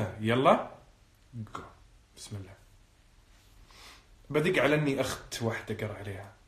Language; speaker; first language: Arabic; native; Arabic